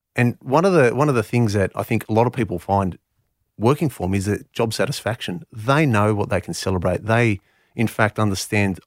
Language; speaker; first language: English; non-native, local second language; Greek